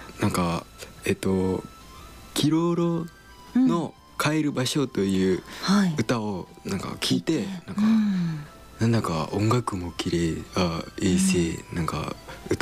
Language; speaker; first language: Japanese; non-native, learner; Khmer